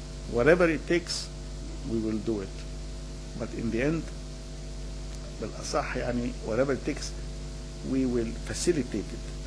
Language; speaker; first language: English; non-native, fluent; Arabic